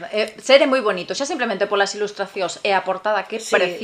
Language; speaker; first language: Galician; native; Galician